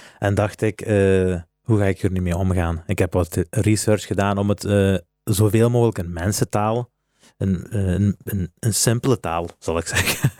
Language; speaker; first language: Dutch; native; Dutch